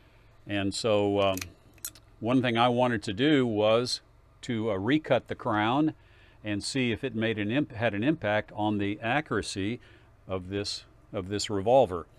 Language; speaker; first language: English; native; English